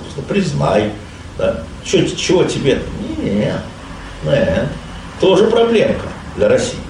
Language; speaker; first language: Russian; native; Russian